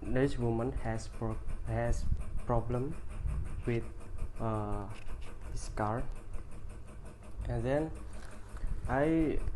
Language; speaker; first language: English; non-native, learner; Indonesian